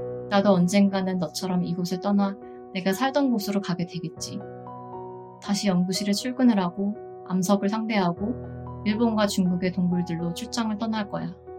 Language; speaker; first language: Korean; early bilingual, heritage; Korean